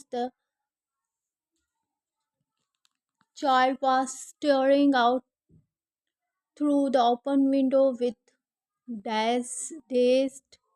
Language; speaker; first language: English; non-native, learner; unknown